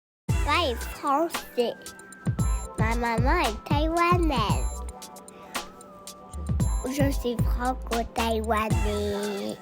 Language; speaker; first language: French; early bilingual, heritage; French